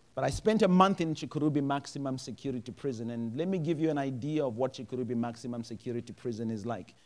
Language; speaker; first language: English; non-native, local second language; Shona